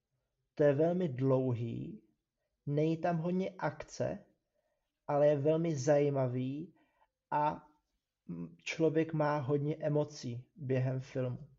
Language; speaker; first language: Czech; non-native, fluent; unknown